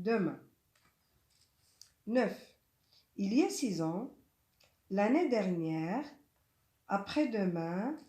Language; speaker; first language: French; non-native, local second language; Arabic